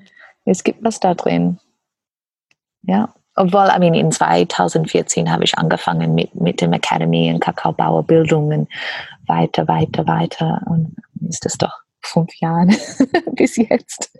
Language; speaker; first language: German; non-native, learner; English